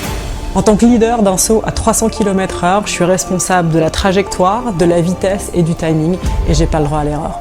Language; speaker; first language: French; native; French